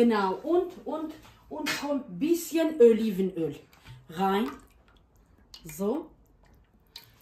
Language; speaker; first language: German; non-native, learner; Kurdish